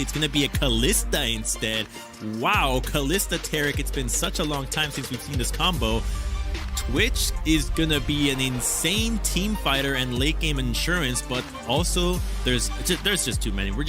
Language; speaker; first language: English; native; English